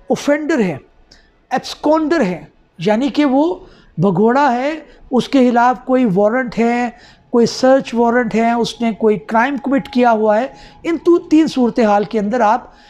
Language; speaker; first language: Urdu; non-native, local second language; Punjabi